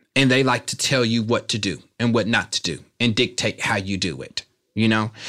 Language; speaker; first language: English; native; English